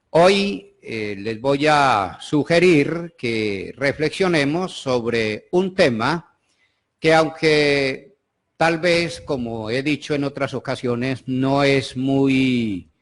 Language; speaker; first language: Spanish; native; Spanish